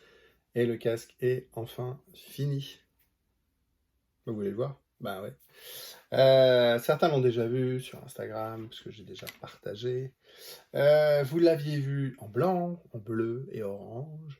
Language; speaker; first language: French; native; French